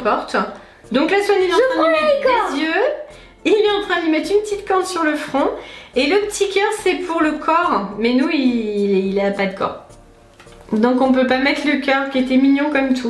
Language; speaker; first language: French; native; French